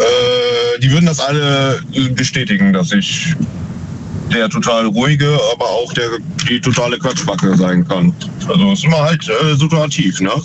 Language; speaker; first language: German; native; German